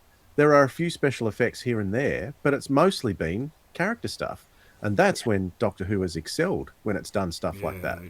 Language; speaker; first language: English; native; English